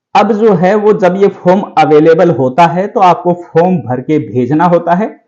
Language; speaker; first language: Hindi; native; Hindi